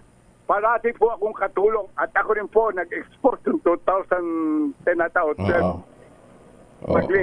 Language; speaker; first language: Filipino; native; Filipino